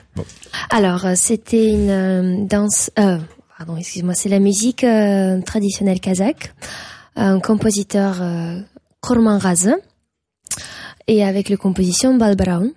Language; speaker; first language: French; non-native, fluent; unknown